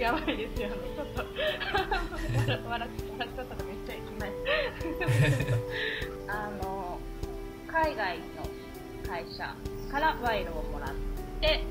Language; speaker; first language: Japanese; native; Japanese